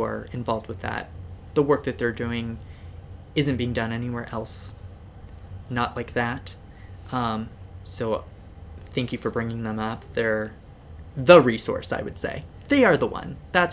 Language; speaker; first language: English; native; English